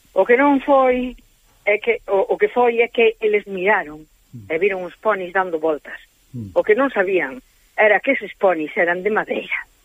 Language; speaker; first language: Galician; native; Galician